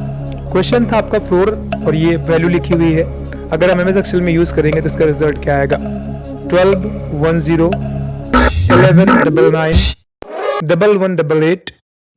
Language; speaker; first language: Hindi; native; Hindi